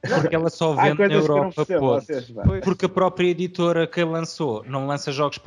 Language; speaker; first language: Portuguese; native; Portuguese